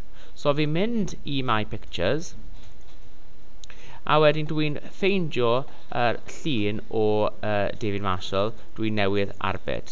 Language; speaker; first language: Welsh; non-native, local second language; English